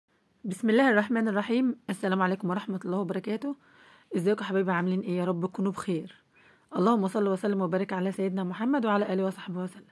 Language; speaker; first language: Arabic; native; Arabic